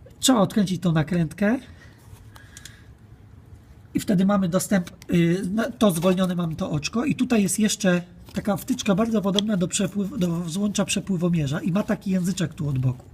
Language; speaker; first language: Polish; native; Polish